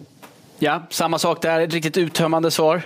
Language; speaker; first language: Swedish; native; Swedish